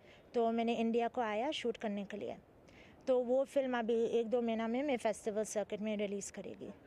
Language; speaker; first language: Hindi; early bilingual, heritage; English